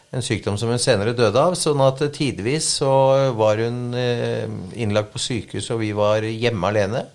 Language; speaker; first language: Norwegian; native; Norwegian